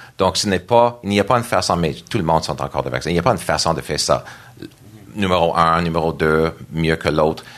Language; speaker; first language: French; non-native, local second language; English